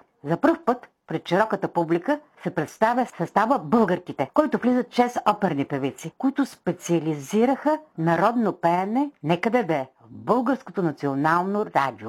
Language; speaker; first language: Bulgarian; native; Bulgarian